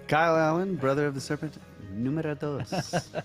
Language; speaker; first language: English; native; English